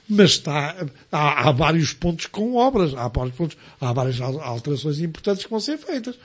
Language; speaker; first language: Portuguese; native; Portuguese